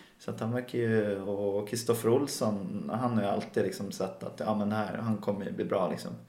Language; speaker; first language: Swedish; native; Swedish